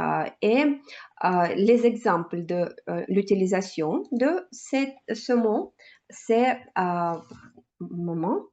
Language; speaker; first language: French; non-native, learner; Russian